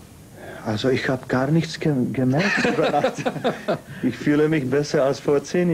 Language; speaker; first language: German; non-native, fluent; Czech